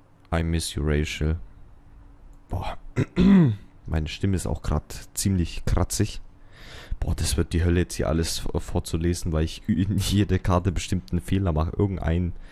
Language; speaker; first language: German; native; German